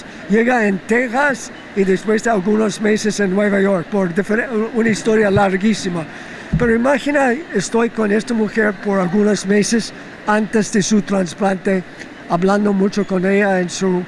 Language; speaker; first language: Spanish; non-native, fluent; English